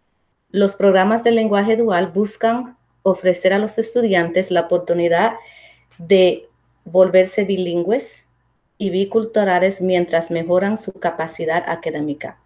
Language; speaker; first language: Spanish; early bilingual, heritage; Spanish